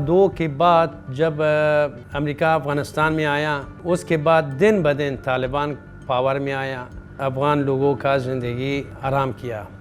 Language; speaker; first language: Hindi; non-native, fluent; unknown